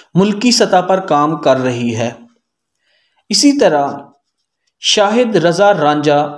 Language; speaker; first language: Urdu; native; Urdu